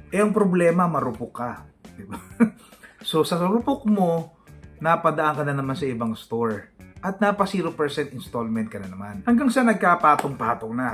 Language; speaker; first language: Filipino; native; Filipino